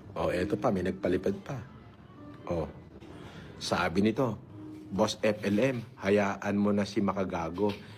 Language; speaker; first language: Filipino; native; Filipino